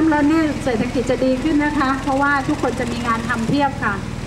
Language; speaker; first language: Thai; native; Thai